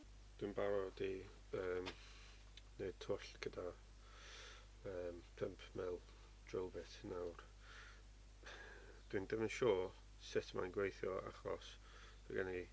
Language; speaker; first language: Welsh; non-native, learner; English